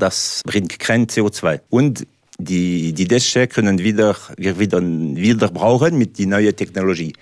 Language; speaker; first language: German; non-native, local second language; French